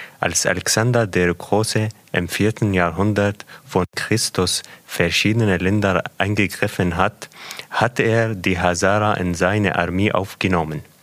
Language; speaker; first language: German; non-native, fluent; Persian